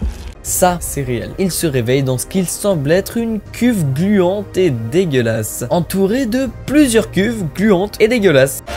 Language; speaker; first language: French; native; French